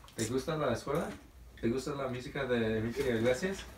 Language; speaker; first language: Spanish; non-native, learner; English